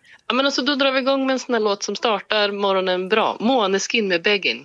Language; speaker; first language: Swedish; native; Swedish